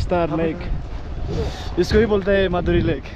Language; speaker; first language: Hindi; non-native, local second language; Bodo